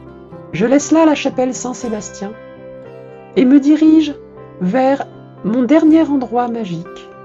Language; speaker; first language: French; native; French